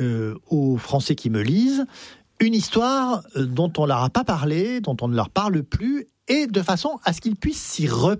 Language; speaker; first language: French; native; French